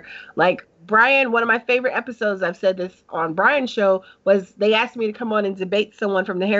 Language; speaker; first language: English; native; English